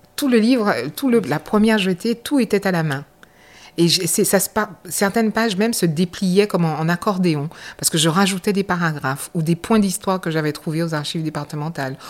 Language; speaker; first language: French; native; French